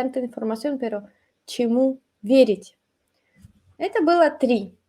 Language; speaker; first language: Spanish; non-native, fluent; Russian